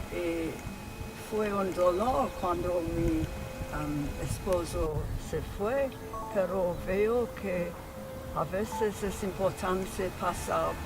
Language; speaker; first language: Spanish; non-native, fluent; English